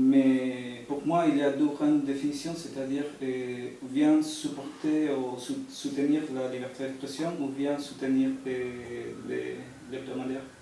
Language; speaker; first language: French; non-native, fluent; Spanish